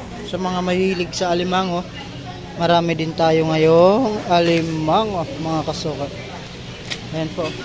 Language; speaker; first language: Filipino; native; Filipino